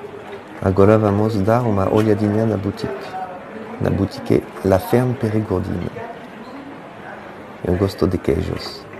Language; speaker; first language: Portuguese; non-native, fluent; French